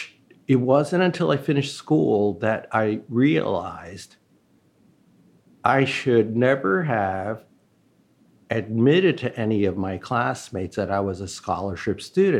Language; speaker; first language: English; early bilingual, other home language; Chinese